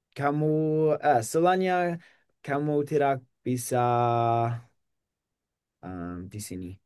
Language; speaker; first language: Indonesian; non-native, learner; English